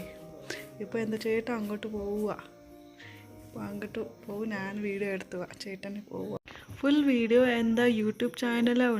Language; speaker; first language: Malayalam; non-native, learner; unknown